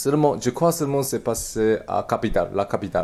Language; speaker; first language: French; non-native, learner; Chinese